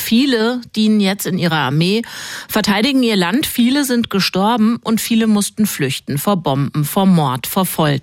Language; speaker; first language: German; native; German